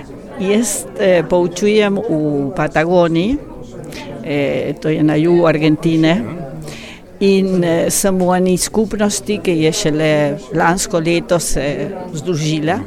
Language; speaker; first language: Slovenian; early bilingual, heritage; Slovenian